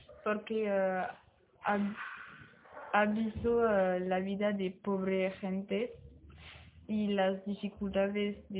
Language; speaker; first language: Spanish; non-native, learner; French